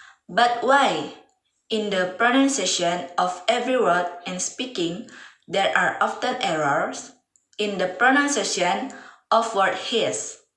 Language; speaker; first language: English; non-native, learner; Indonesian